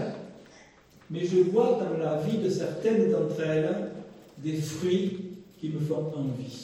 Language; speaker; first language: French; native; French